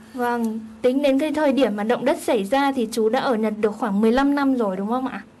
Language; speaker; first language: Vietnamese; native; Vietnamese